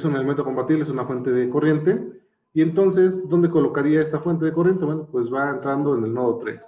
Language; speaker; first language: Spanish; native; Spanish